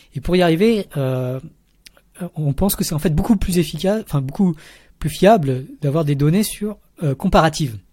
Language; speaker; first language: French; early bilingual, other home language; Vietnamese